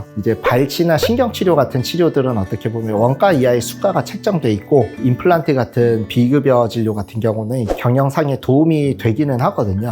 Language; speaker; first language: Korean; native; Korean